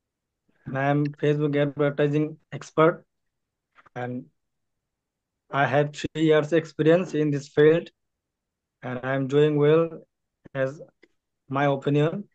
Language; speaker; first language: English; non-native, learner; Bangla